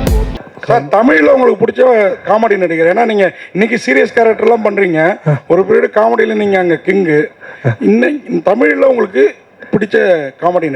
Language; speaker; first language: Tamil; native; Tamil